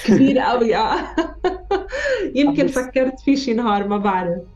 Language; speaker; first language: Arabic; native; Arabic